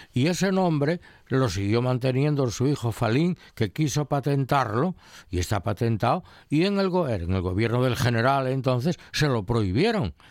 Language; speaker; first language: Spanish; native; Spanish